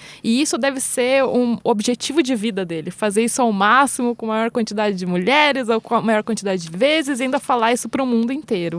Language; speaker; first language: Portuguese; native; Portuguese